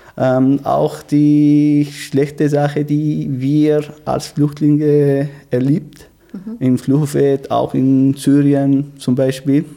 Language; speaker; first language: German; non-native, learner; Arabic